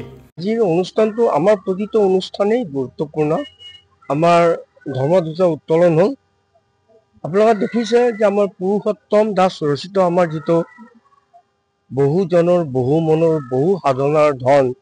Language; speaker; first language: Assamese; native; Assamese